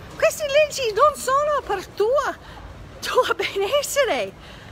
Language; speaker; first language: Italian; non-native, learner; English